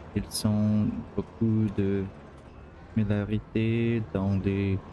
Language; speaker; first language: French; non-native, learner; Russian